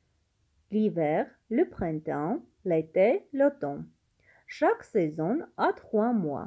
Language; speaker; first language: French; non-native, fluent; Armenian